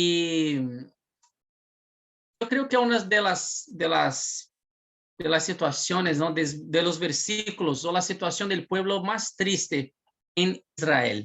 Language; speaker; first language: Spanish; non-native, fluent; Portuguese